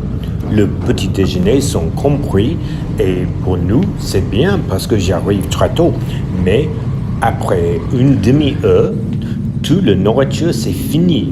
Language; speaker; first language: French; non-native, learner; English